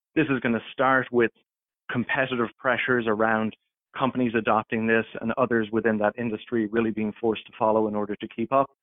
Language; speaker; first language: English; native; English